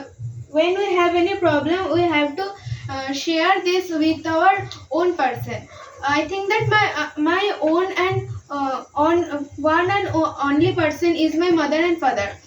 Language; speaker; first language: English; non-native, learner; Bangla